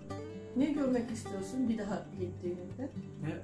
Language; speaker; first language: Turkish; non-native, fluent; Japanese